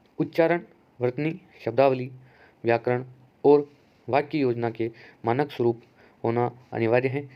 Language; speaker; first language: Hindi; native; Hindi